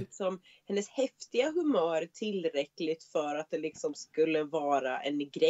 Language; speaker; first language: Swedish; native; Swedish